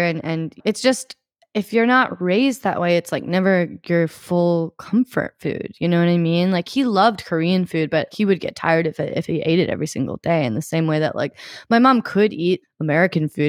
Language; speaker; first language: English; native; English